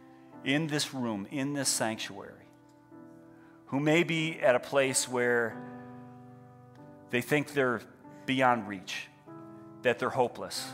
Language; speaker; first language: English; native; English